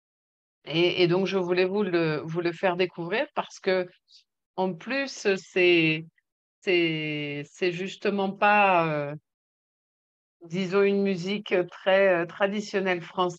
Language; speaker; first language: French; native; French